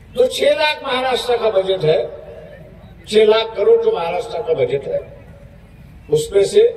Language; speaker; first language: Hindi; non-native, local second language; Marathi